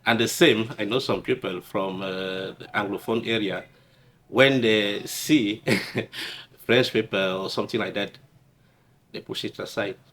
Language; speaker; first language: English; non-native, local second language; French